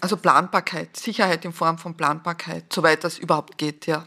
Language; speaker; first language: German; native; German